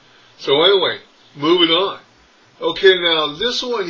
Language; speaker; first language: English; native; English